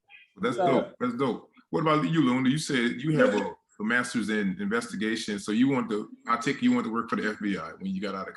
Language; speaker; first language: English; native; English